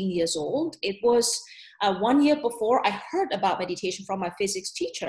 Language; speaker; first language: English; non-native, learner; Burmese